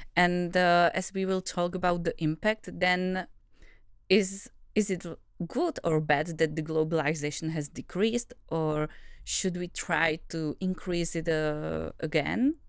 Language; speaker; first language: English; non-native, fluent; Czech